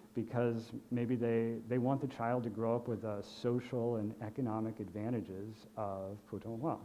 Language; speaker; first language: English; native; English